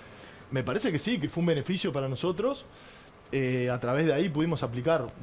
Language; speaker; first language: Spanish; native; Spanish